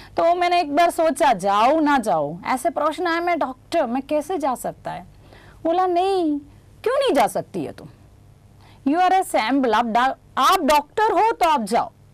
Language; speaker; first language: Hindi; non-native, local second language; Gujarati